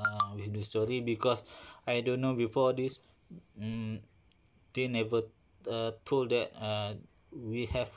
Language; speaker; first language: English; non-native, learner; Malay